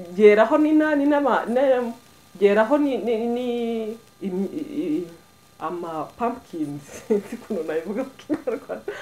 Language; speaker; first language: Kinyarwanda; early bilingual, heritage; Kinyarwanda